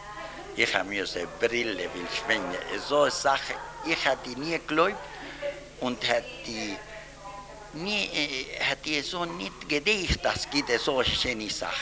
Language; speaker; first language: German; early bilingual, heritage; German